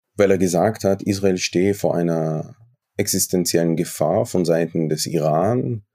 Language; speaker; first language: German; non-native, fluent; Hebrew